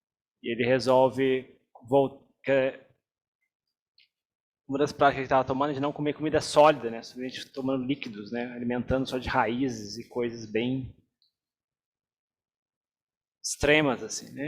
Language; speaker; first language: Portuguese; native; Portuguese